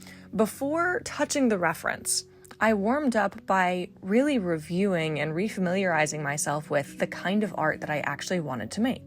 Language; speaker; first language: English; native; English